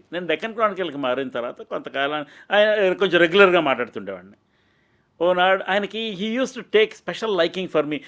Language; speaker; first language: Telugu; native; Telugu